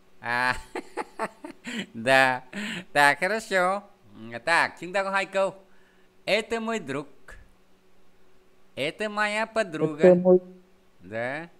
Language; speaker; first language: Russian; non-native, fluent; Vietnamese